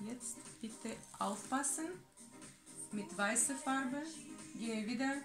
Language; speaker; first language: German; non-native, learner; Russian